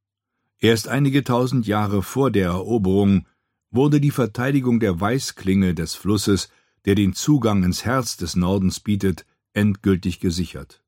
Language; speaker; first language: German; native; German